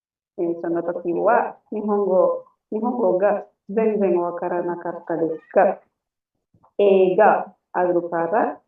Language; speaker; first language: Japanese; non-native, learner; Indonesian